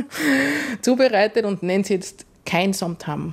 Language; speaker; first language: German; native; German